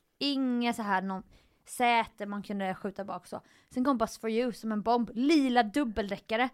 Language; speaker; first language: Swedish; native; Swedish